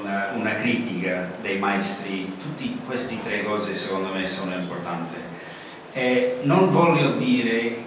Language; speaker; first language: Italian; non-native, learner; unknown